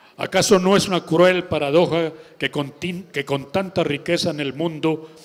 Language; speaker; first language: Spanish; native; Spanish